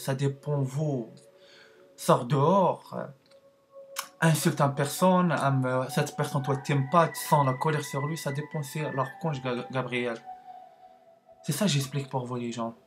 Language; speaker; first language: French; non-native, learner; Arabic